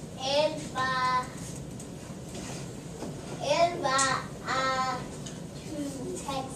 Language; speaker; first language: Spanish; non-native, learner; English